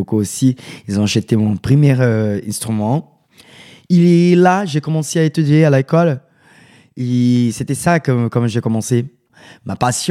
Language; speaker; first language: French; non-native, learner; Portuguese